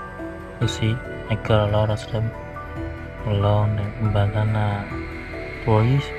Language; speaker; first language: English; non-native, learner; Khmer